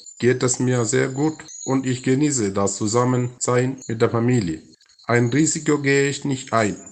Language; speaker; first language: German; non-native, fluent; Malayalam